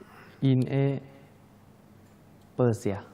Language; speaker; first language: French; non-native, learner; Thai